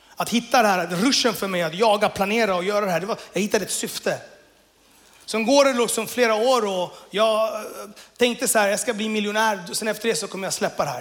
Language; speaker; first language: Swedish; early bilingual, other home language; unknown